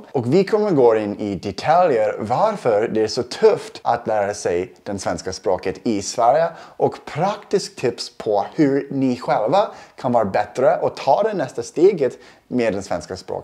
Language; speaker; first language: Swedish; non-native, fluent; English